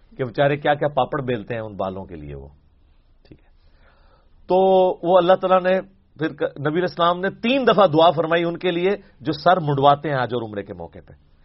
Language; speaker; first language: Urdu; non-native, local second language; Punjabi